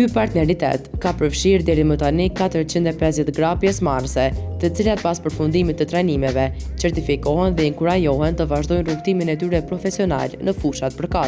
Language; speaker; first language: Albanian; native; Albanian